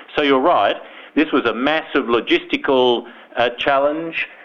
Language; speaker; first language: English; native; English